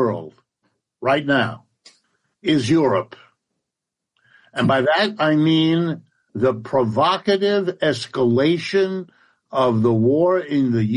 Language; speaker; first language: English; early bilingual, other home language; German